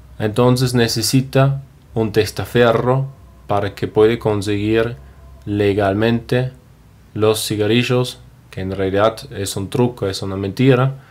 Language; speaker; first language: Spanish; non-native, fluent; German